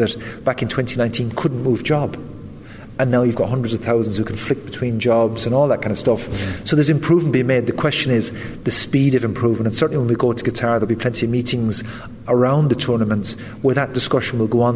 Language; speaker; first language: English; native; English